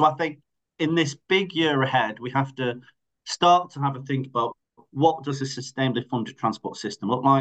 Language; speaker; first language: English; native; English